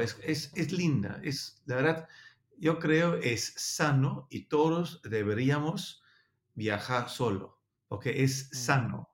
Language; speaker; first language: Spanish; non-native, learner; Danish